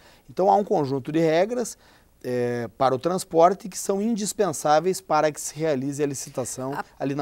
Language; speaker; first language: Portuguese; native; Portuguese